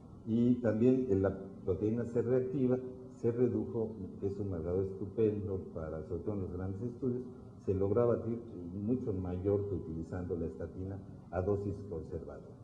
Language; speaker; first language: Spanish; native; Spanish